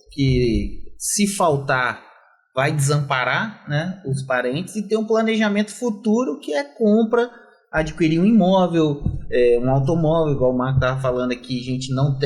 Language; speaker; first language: Portuguese; native; Portuguese